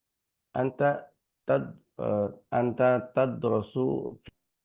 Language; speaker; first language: Arabic; non-native, learner; Indonesian